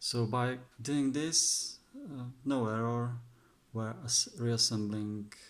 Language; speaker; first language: English; non-native, fluent; Czech